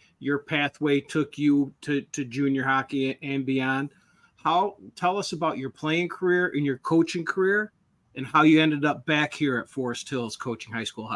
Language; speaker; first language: English; native; English